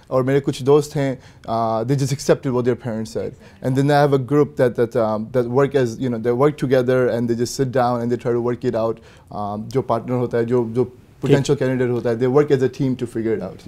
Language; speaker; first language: English; early bilingual, other home language; Hindi